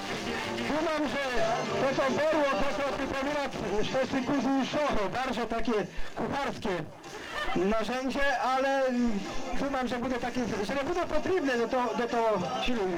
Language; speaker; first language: Polish; non-native, local second language; Rusyn